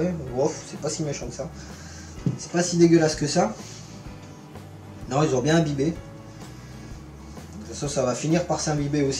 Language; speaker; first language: French; native; French